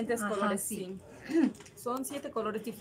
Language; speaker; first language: Spanish; native; Spanish